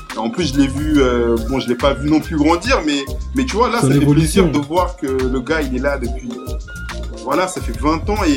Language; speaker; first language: French; early bilingual, other home language; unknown